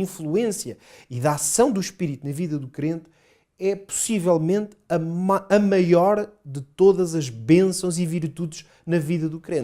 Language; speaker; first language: Portuguese; native; Portuguese